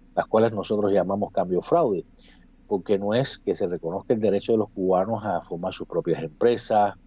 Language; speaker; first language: Spanish; native; Spanish